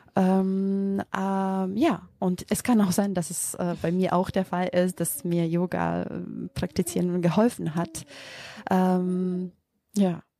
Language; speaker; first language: German; non-native, fluent; Macedonian